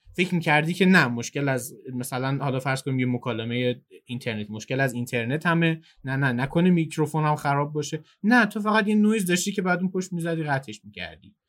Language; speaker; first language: Persian; native; Persian